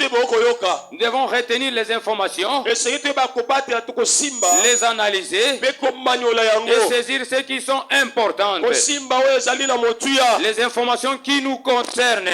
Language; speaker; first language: French; non-native, local second language; Lingala